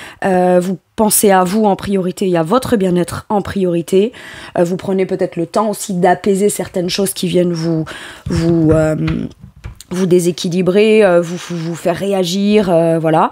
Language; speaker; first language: French; native; French